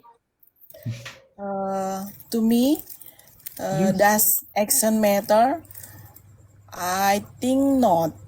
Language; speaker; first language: English; non-native, learner; Indonesian